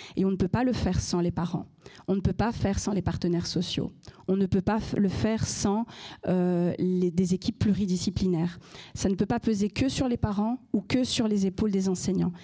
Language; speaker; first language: French; native; French